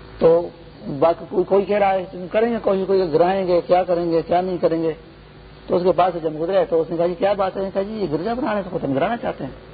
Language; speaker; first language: Urdu; non-native, local second language; Pashto